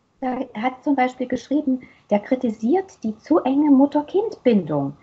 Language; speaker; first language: German; native; German